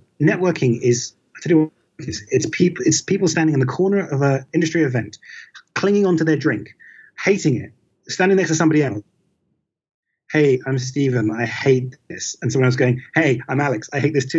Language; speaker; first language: English; native; English